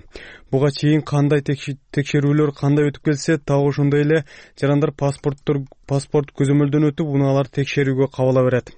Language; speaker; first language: Kyrgyz; native; Kyrgyz